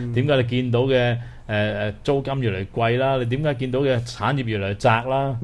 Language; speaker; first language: Cantonese; native; Cantonese